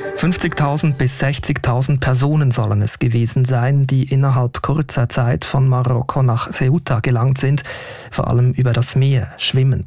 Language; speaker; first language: German; native; German